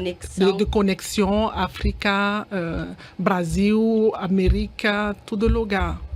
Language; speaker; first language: Portuguese; non-native, learner; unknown